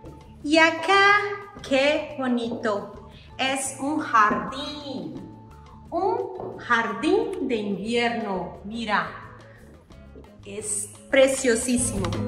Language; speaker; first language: Spanish; non-native, learner; Portuguese